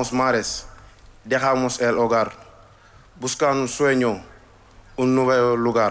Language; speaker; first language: Spanish; non-native, learner; Wolof